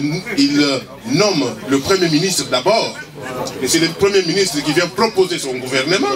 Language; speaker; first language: French; non-native, local second language; Lingala